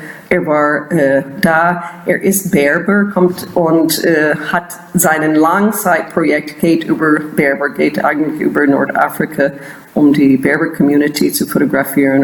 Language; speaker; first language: German; non-native, fluent; English